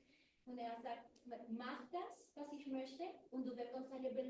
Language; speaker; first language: German; non-native, fluent; Spanish